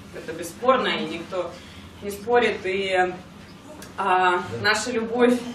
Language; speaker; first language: Russian; non-native, local second language; Georgian